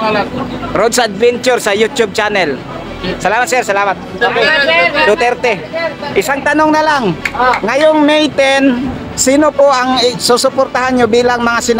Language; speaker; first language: Filipino; non-native, local second language; Cebuano